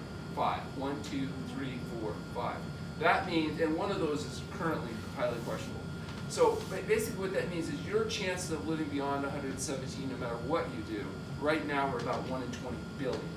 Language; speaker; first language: English; native; English